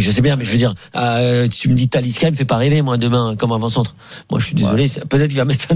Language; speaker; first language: French; native; French